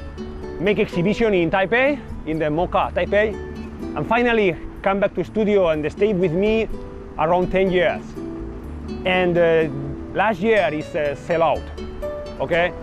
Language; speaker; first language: English; non-native, learner; Spanish